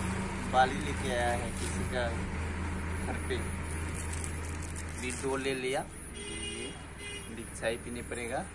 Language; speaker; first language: Hindi; non-native, local second language; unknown